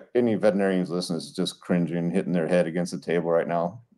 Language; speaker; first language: English; native; English